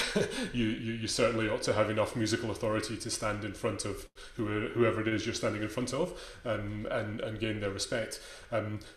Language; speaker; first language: English; native; English